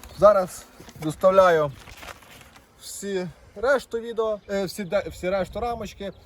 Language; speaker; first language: Ukrainian; native; Ukrainian